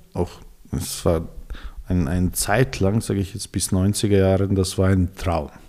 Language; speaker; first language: German; non-native, fluent; Serbian